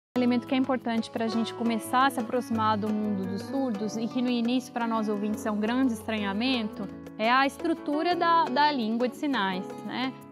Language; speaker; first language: Portuguese; native; Portuguese